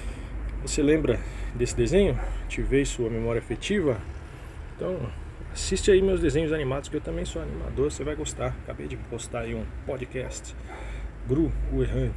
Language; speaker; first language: Portuguese; native; Portuguese